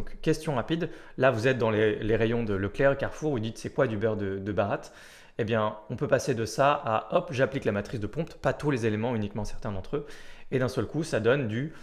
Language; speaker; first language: French; native; French